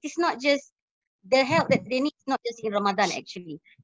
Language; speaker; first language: English; non-native, local second language; Malay